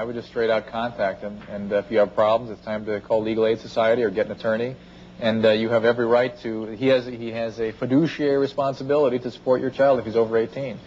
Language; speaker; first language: English; native; English